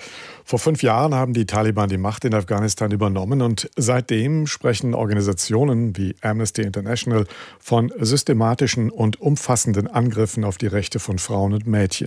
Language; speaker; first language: German; native; German